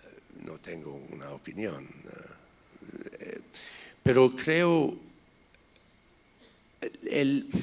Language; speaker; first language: Spanish; non-native, fluent; English